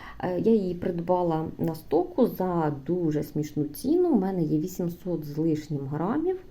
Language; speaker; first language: Ukrainian; non-native, local second language; Russian